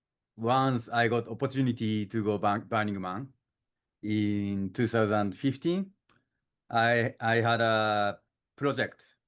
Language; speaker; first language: English; non-native, learner; Japanese